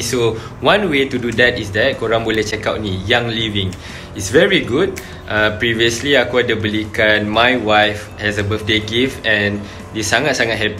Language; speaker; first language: English; non-native, local second language; Malay